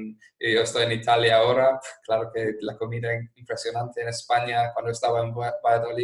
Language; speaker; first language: Spanish; non-native, fluent; English